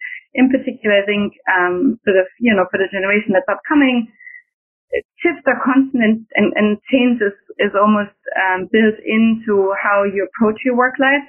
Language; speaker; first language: English; non-native, fluent; German